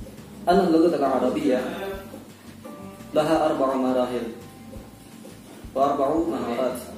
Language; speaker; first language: Arabic; non-native, fluent; Indonesian